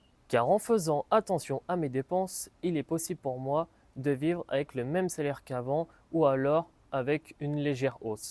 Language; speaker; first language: French; native; French